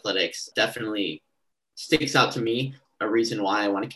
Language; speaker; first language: English; native; English